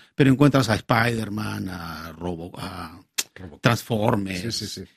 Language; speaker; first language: Spanish; native; Spanish